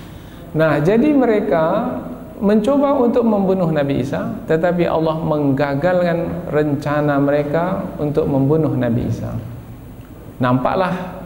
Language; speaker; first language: Malay; native; Malay